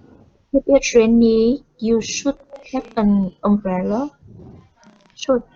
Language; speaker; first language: English; non-native, learner; Vietnamese